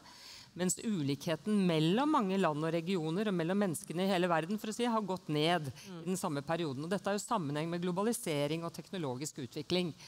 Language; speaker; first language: Norwegian; native; Norwegian